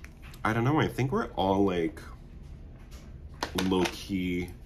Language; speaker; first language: English; native; English